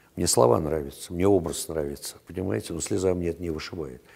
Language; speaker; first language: Russian; native; Russian